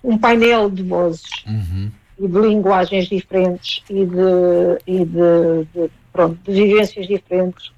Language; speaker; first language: Portuguese; native; Portuguese